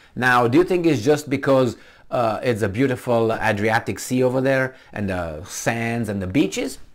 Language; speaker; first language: English; non-native, fluent; Romanian